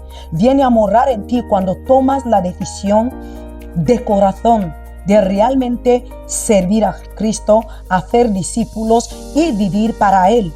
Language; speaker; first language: Spanish; non-native, local second language; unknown